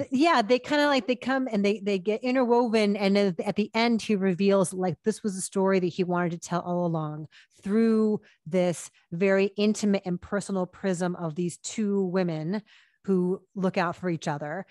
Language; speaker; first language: English; native; English